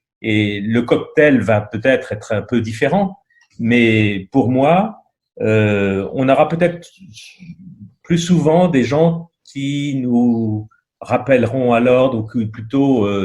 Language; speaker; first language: French; native; French